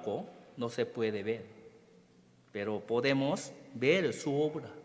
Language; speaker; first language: Spanish; non-native, learner; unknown